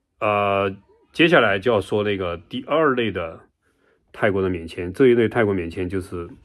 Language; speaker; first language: Chinese; native; Chinese